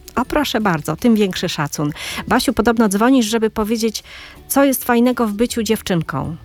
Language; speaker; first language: Polish; native; Polish